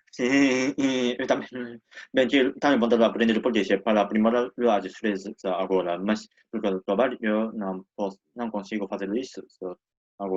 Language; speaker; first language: Portuguese; non-native, learner; Japanese